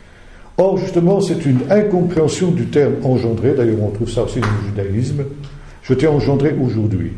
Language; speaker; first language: French; native; French